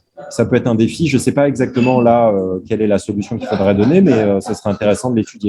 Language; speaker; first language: French; native; French